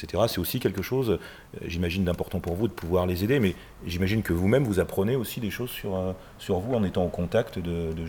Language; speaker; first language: French; native; French